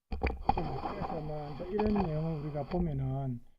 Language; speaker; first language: Korean; native; Korean